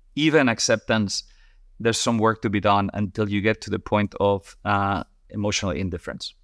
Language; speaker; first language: English; non-native, fluent; Spanish